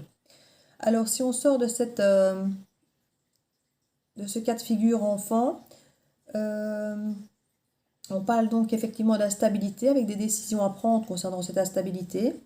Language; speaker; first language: French; native; French